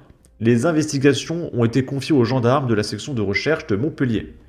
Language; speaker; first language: French; native; French